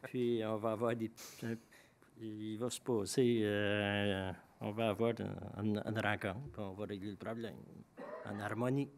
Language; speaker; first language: French; native; French